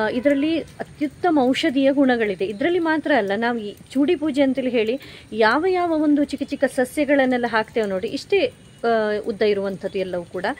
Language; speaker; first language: Kannada; non-native, local second language; Konkani